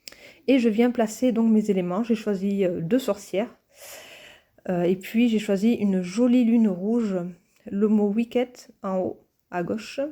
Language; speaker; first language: French; native; French